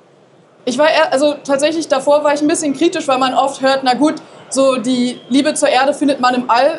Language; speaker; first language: German; native; German